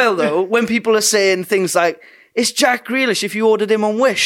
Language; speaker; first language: English; native; English